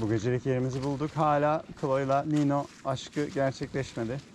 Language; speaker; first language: Turkish; native; Turkish